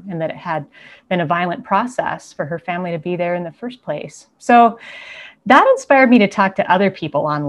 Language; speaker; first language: English; native; English